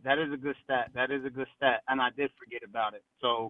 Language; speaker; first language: English; native; English